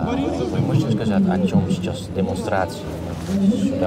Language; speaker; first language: Ukrainian; non-native, learner; Dutch